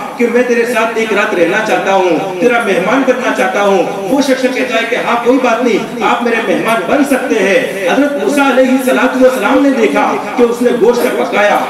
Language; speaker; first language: Hindi; non-native, local second language; Gujarati